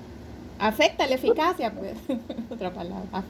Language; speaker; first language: Spanish; native; Spanish